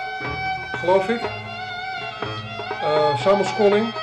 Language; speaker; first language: Dutch; native; Dutch